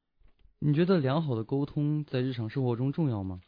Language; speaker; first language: Chinese; native; Chinese